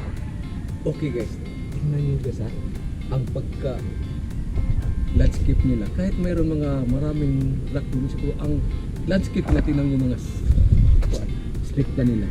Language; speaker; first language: Filipino; non-native, local second language; Cebuano